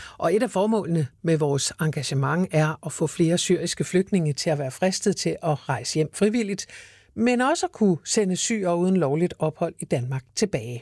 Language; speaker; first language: Danish; native; Danish